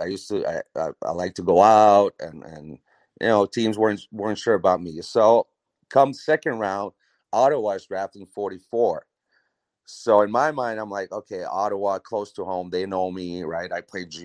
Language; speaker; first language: English; non-native, fluent; French